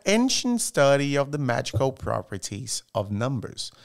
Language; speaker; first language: English; non-native, fluent; Portuguese